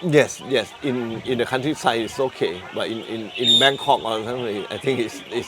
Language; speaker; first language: English; non-native, learner; Thai